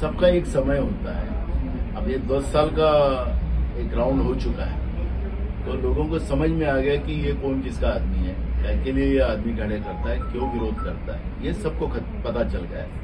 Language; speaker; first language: Hindi; non-native, local second language; Marathi